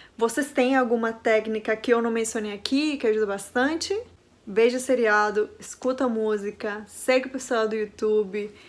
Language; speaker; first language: Portuguese; non-native, fluent; Spanish